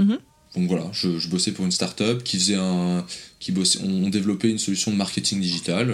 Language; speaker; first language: French; native; French